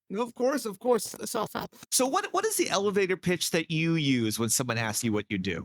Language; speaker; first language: English; native; English